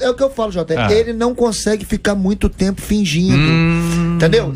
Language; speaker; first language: Portuguese; native; Portuguese